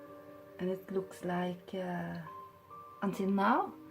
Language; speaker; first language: English; non-native, fluent; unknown